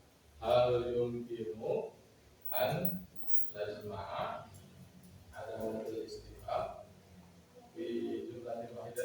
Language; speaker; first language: Arabic; non-native, fluent; Indonesian